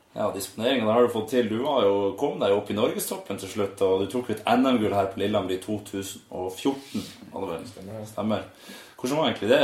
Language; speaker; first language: Norwegian; native; Norwegian